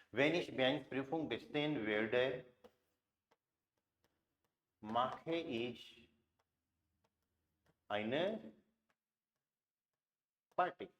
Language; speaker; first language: German; non-native, fluent; Hindi